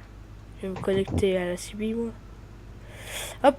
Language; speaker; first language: French; native; French